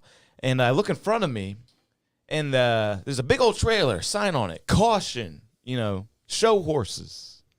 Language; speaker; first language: English; native; English